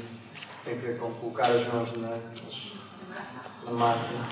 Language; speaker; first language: Portuguese; native; Portuguese